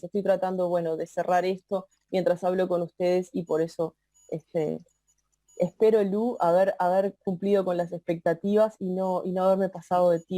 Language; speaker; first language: Spanish; native; Spanish